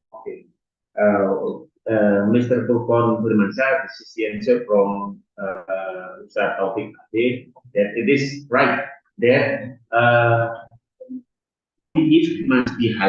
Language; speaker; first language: English; non-native, learner; Indonesian